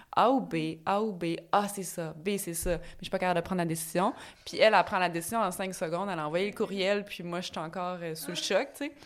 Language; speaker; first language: French; native; French